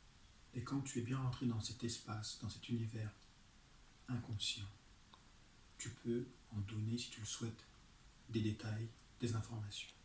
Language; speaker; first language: French; native; French